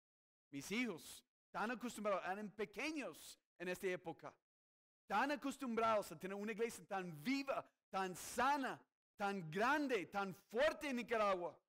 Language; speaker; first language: Spanish; non-native, fluent; English